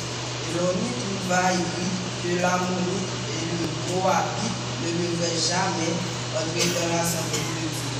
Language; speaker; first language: French; non-native, local second language; Haitian Creole